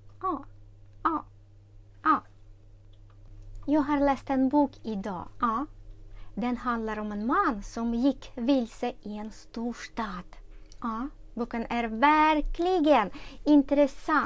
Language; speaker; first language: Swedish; non-native, fluent; Ukrainian